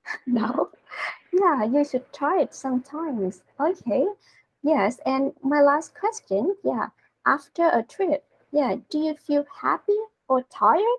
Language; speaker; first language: English; non-native, learner; Vietnamese